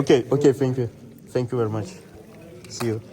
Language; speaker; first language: English; non-native, learner; Turkish